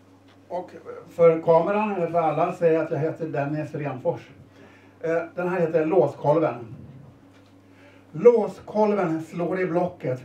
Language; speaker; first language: Swedish; native; Swedish